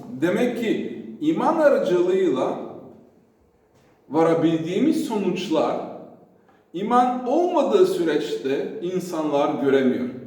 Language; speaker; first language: Turkish; non-native, fluent; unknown